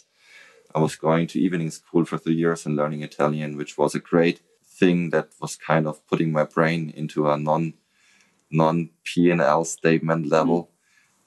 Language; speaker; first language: English; non-native, fluent; German